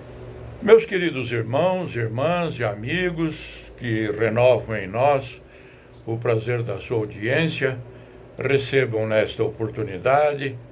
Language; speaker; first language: Portuguese; native; Portuguese